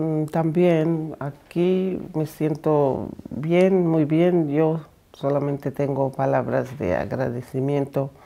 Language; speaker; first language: Spanish; non-native, fluent; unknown